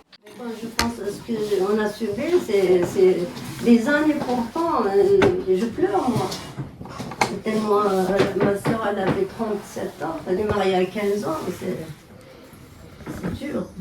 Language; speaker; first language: French; non-native, fluent; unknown